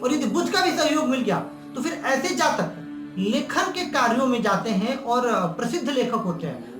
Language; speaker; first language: Hindi; native; Hindi